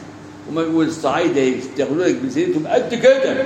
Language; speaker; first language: Arabic; native; Arabic